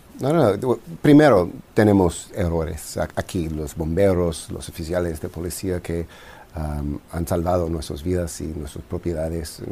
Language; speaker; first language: Spanish; non-native, fluent; English